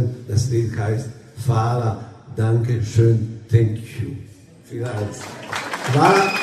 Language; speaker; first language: German; non-native, fluent; Croatian